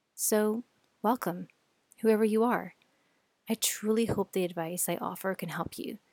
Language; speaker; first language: English; native; English